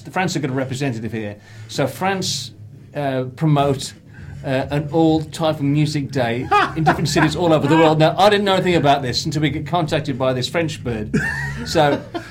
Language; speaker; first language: English; native; English